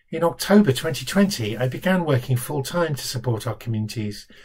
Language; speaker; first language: English; native; English